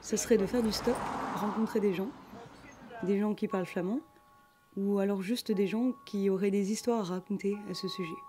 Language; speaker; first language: French; native; French